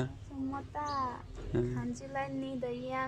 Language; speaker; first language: Chinese; non-native, learner; Nepali